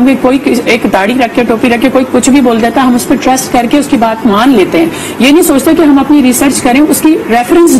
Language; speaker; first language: Urdu; native; Urdu